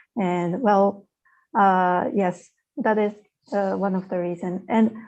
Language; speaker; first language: English; non-native, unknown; Japanese